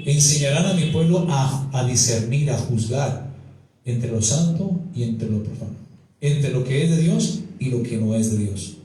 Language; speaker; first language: Spanish; native; Spanish